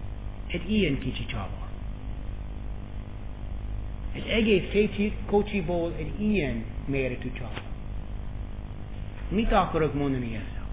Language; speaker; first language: Hungarian; non-native, fluent; English